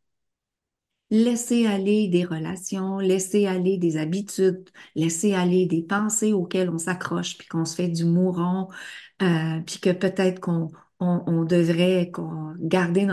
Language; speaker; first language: French; native; French